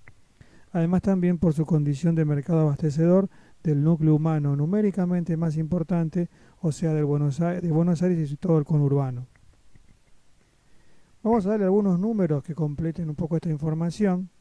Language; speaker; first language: Spanish; native; Spanish